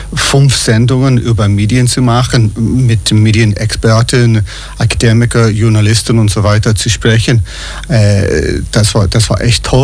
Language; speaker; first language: German; non-native, fluent; English